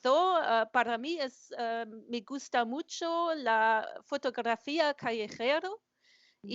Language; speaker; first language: Spanish; non-native, learner; German